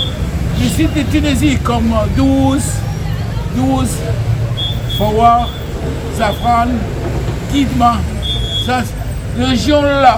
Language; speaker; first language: French; non-native, learner; Arabic